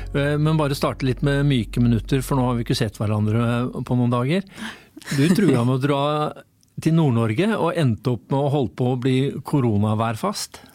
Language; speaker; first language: Norwegian; native; Norwegian